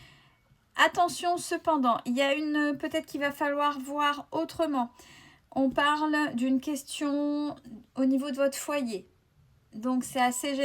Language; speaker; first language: French; native; French